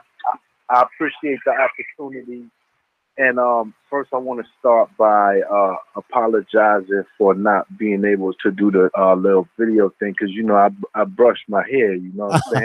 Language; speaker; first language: English; native; English